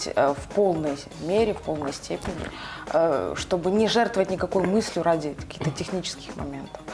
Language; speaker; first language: Russian; native; Russian